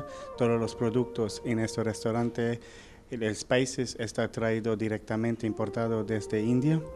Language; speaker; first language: Spanish; non-native, learner; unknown